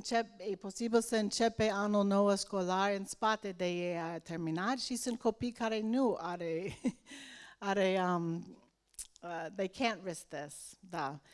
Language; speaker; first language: Romanian; non-native, learner; English